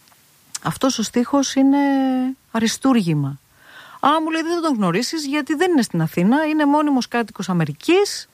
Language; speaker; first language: Greek; native; Greek